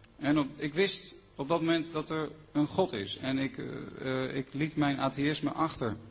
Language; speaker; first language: Dutch; native; Dutch